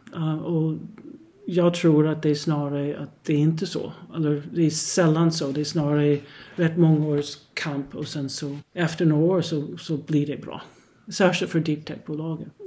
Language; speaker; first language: Swedish; non-native, fluent; English